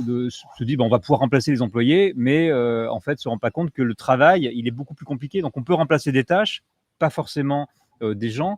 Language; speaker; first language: French; native; French